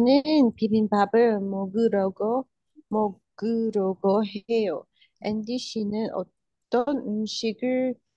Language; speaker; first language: Korean; non-native, learner; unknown